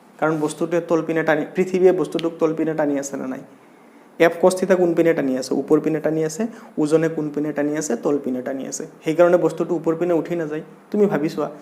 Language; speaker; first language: Assamese; native; Assamese